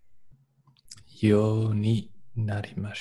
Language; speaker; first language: Japanese; non-native, learner; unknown